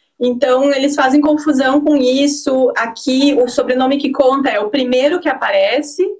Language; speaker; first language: Portuguese; native; Portuguese